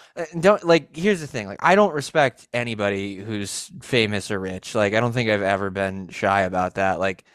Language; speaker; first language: English; early bilingual, other home language; Italian